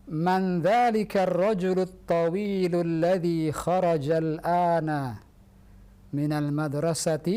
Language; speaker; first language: Arabic; non-native, fluent; Indonesian